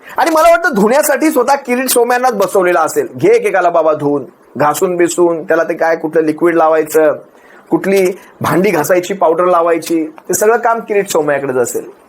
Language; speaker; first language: Marathi; native; Marathi